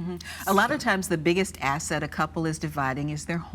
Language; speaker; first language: English; native; English